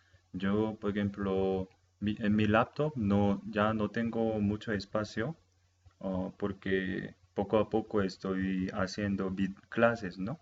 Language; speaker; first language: Spanish; non-native, fluent; Japanese